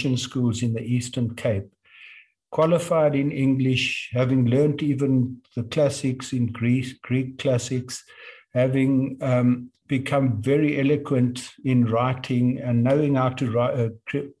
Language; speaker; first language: English; native; English